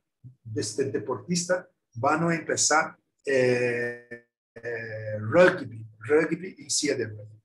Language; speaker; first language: Spanish; non-native, learner; Portuguese